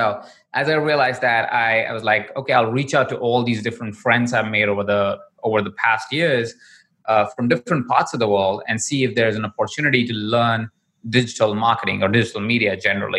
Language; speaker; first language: English; non-native, local second language; Hindi